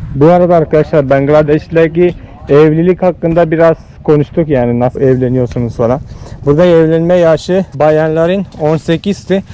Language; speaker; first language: Turkish; non-native, fluent; Malayalam